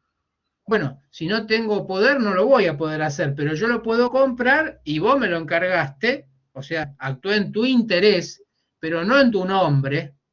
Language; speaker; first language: Spanish; native; Spanish